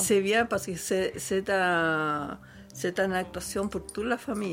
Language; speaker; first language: French; non-native, learner; Spanish